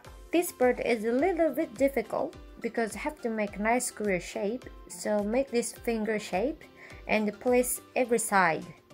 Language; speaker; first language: English; non-native, learner; Japanese